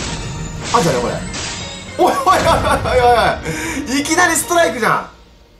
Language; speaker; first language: Japanese; native; Japanese